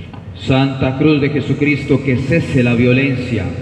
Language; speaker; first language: Spanish; native; Spanish